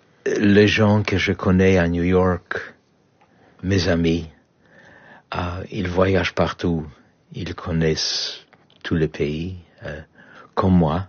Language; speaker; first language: French; non-native, fluent; Polish